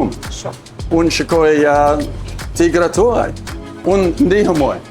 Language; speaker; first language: Albanian; non-native, learner; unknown